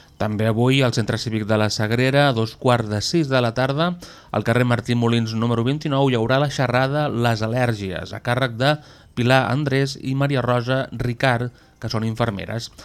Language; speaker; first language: Catalan; native; Catalan